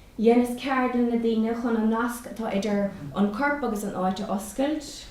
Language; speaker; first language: Irish; non-native, local second language; English